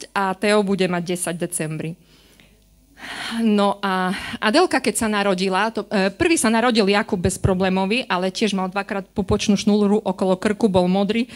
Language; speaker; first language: Slovak; native; Slovak